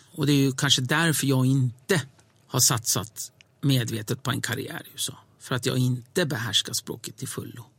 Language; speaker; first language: Swedish; early bilingual, other home language; Kurdish